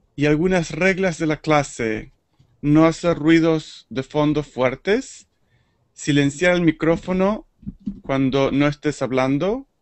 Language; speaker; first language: Spanish; native; Spanish